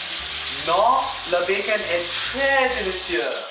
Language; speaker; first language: French; non-native, learner; English